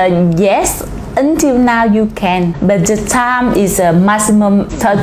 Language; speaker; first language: English; non-native, learner; Vietnamese